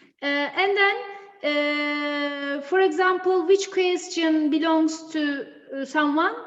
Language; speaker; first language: English; non-native, fluent; Turkish